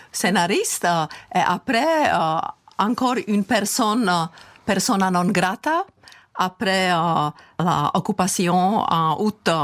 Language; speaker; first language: French; non-native, fluent; Czech